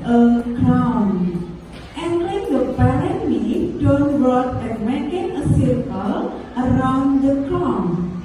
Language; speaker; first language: English; non-native, learner; Indonesian